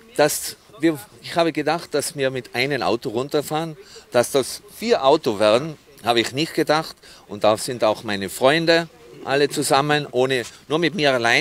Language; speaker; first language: German; non-native, fluent; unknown